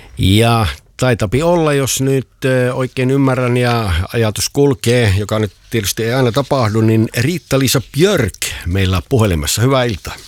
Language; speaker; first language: Finnish; native; Finnish